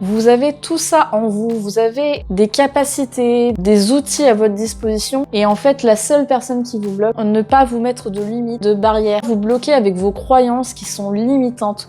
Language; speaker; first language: French; native; French